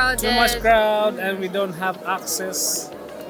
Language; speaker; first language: English; non-native, local second language; Filipino